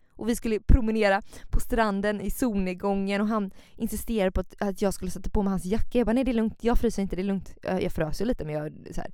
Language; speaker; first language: Swedish; native; Swedish